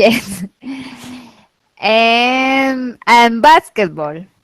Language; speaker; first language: English; non-native, learner; Spanish